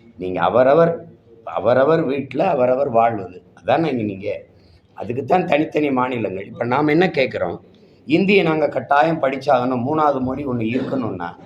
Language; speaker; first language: Tamil; native; Tamil